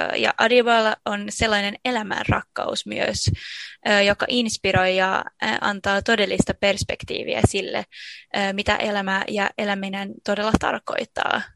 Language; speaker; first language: Finnish; native; Finnish